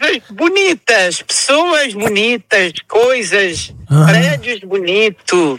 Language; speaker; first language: Portuguese; non-native, local second language; Kabuverdianu